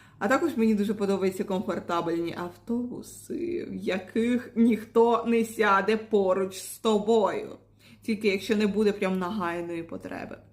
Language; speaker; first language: Ukrainian; native; Ukrainian